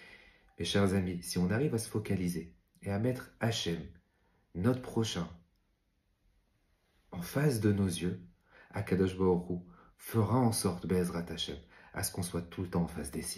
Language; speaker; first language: French; native; French